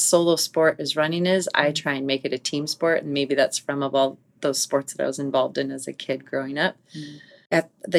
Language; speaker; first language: English; native; English